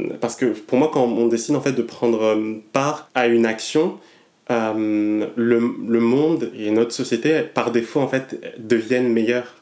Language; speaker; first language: French; non-native, local second language; Malagasy